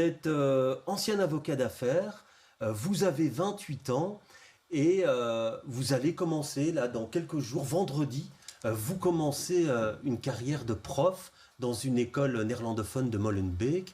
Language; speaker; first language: French; native; French